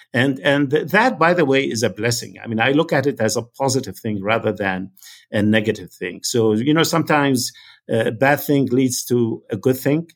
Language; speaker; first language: English; non-native, fluent; Arabic